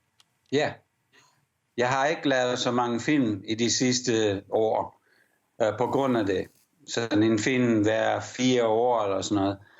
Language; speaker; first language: Danish; early bilingual, heritage; English